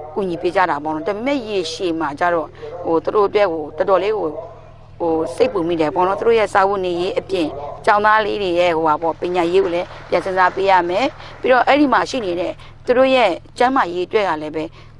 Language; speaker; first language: Burmese; non-native, local second language; Karen languages